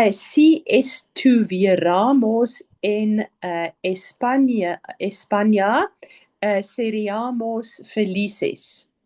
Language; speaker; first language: Spanish; non-native, learner; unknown